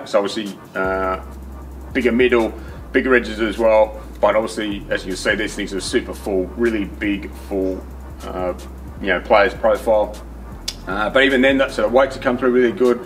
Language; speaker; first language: English; native; English